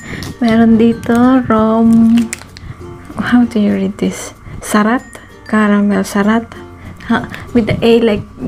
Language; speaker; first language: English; non-native, local second language; Filipino